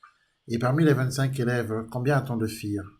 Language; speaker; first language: French; native; French